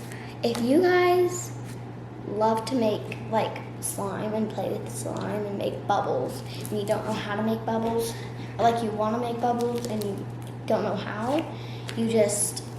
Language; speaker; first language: English; native; English